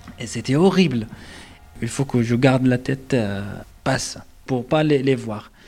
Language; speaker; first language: French; non-native, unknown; Arabic